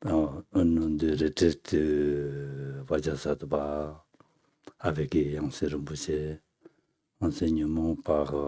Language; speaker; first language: French; non-native, fluent; Tibetan